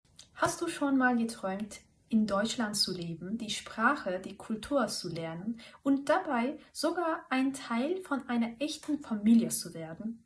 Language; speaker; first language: German; non-native, fluent; Turkish